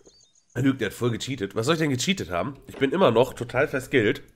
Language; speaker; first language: German; native; German